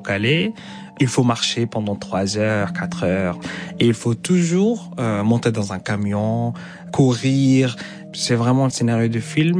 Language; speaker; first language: French; non-native, fluent; Arabic